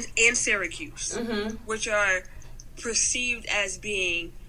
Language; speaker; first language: English; native; English